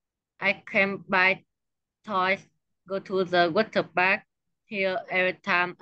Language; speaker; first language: English; non-native, learner; Vietnamese